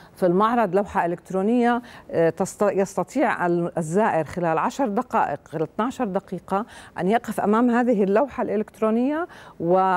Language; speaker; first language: Arabic; native; Arabic